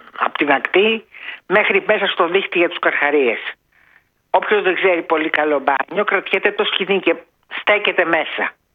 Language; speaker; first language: Greek; early bilingual, heritage; Greek